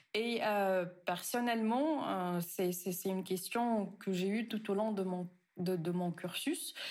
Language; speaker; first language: French; non-native, local second language; Arabic